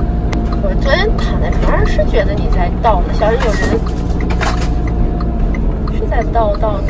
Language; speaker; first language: Chinese; native; Chinese